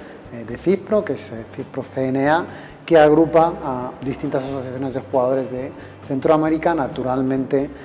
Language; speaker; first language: Spanish; native; Spanish